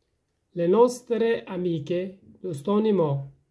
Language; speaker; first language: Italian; non-native, fluent; Persian